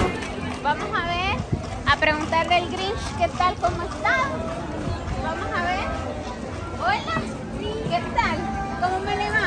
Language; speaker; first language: Spanish; native; Spanish